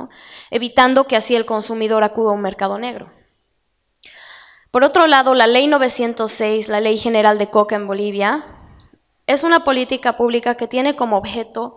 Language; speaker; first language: Spanish; native; Spanish